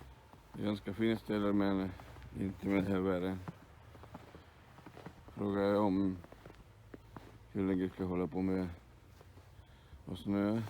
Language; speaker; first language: Swedish; non-native, fluent; Spanish